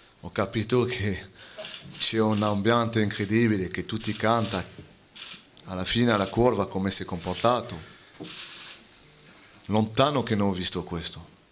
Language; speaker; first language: Italian; non-native, fluent; French